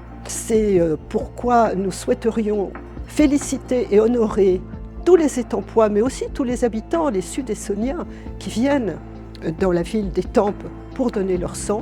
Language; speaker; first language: French; native; French